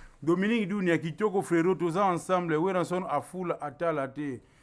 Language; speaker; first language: French; non-native, local second language; Lingala